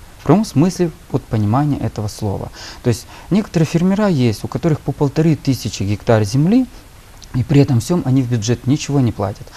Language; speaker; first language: Russian; native; Russian